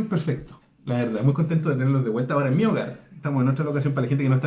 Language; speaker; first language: Spanish; native; Spanish